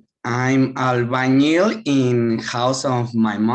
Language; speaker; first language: English; non-native, learner; Spanish